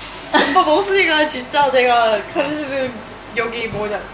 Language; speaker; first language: Korean; non-native, fluent; Thai